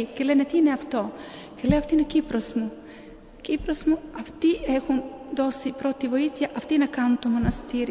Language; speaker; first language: Greek; non-native, fluent; Serbian